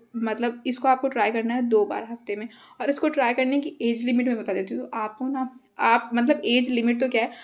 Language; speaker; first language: Hindi; native; Hindi